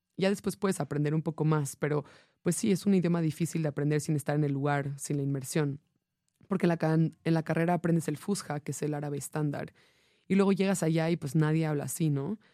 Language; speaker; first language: Spanish; non-native, fluent; English